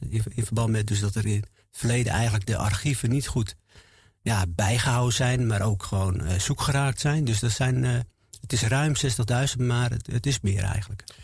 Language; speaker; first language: Dutch; native; Dutch